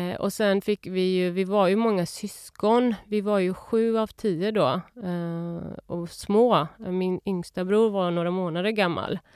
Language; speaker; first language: Swedish; early bilingual, other home language; Persian